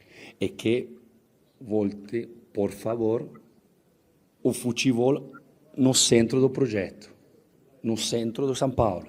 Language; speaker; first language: Portuguese; non-native, fluent; Spanish